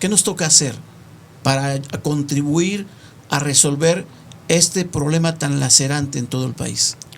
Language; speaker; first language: Spanish; native; Spanish